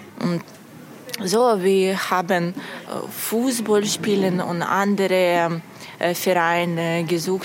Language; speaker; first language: German; non-native, learner; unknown